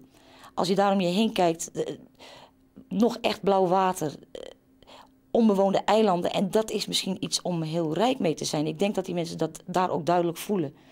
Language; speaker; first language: Dutch; native; Dutch